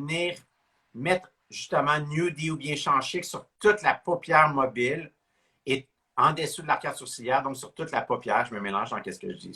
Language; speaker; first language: French; native; French